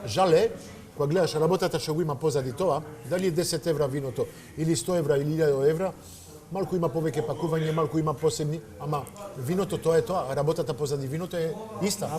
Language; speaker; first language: Macedonian; non-native, fluent; French